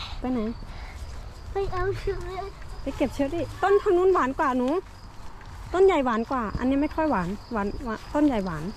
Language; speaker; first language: Thai; native; Thai